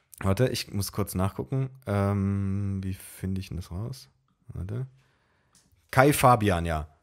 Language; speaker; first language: German; native; German